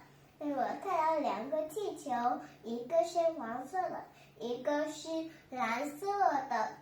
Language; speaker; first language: Chinese; non-native, learner; Vietnamese